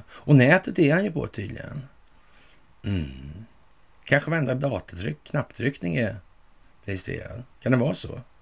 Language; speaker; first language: Swedish; native; Swedish